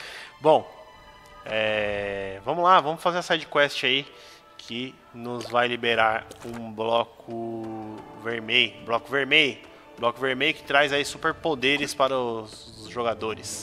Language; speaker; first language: Portuguese; native; Portuguese